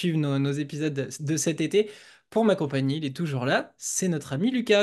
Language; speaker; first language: French; native; French